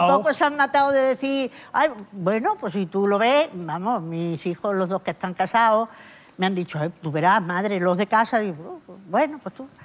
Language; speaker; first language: Spanish; native; Spanish